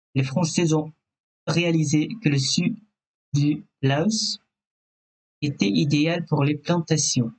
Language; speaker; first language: French; non-native, fluent; Thai